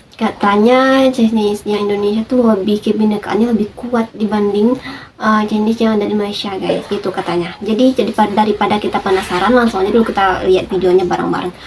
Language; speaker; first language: Indonesian; native; Indonesian